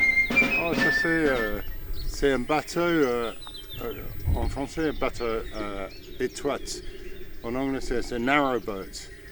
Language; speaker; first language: French; non-native, fluent; English